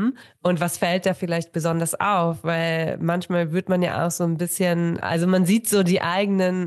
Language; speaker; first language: German; native; German